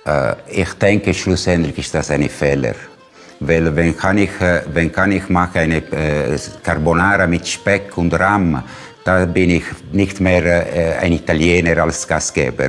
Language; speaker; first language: German; non-native, fluent; Italian